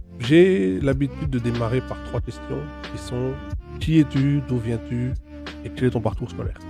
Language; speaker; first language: French; native; French